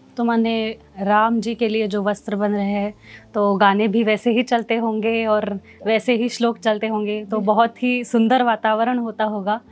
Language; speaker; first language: Hindi; non-native, local second language; Marathi